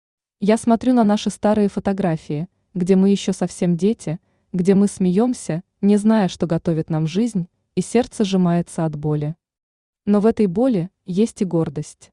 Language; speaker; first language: Russian; native; Russian